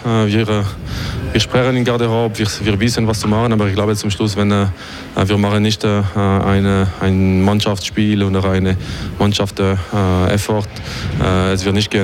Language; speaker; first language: German; non-native, local second language; French